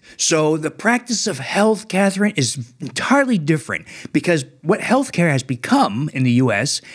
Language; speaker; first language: English; native; English